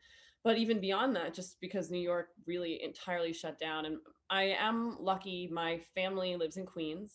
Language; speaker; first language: English; native; English